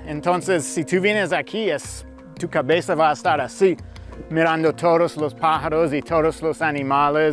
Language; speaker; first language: Spanish; non-native, fluent; English